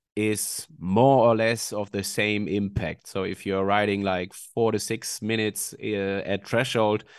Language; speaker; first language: English; non-native, fluent; German